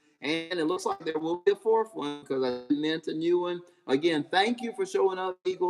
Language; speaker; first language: English; native; English